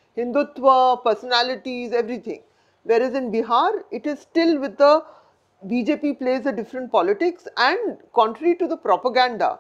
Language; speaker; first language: English; non-native, local second language; Hindi